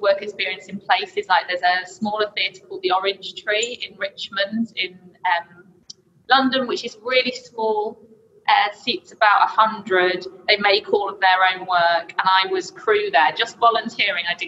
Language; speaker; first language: English; native; English